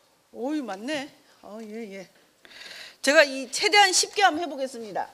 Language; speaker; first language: Korean; native; Korean